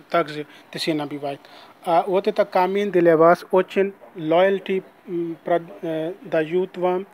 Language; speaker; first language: Russian; non-native, learner; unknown